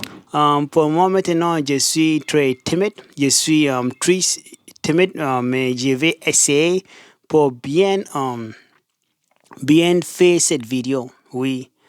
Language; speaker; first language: French; non-native, learner; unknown